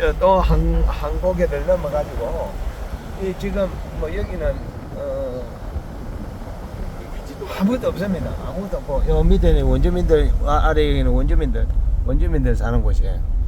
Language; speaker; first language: Korean; native; Korean